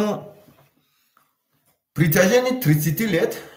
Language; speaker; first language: Russian; non-native, local second language; Tajik